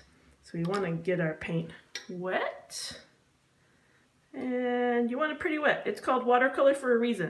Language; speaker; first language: English; native; English